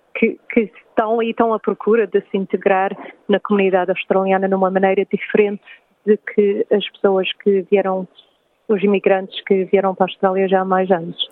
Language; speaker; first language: Portuguese; early bilingual, heritage; English